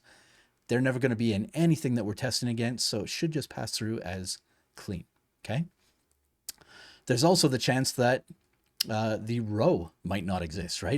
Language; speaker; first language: English; native; English